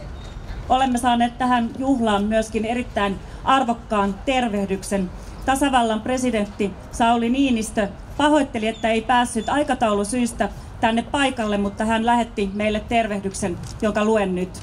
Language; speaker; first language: Finnish; native; Finnish